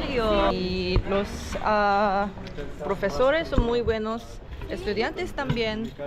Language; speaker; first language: Spanish; non-native, learner; Korean